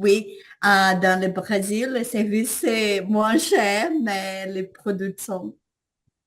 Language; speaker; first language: French; non-native, learner; Portuguese